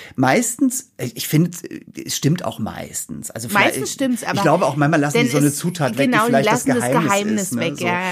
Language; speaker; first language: German; native; German